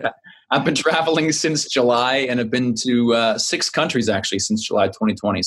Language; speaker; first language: English; native; English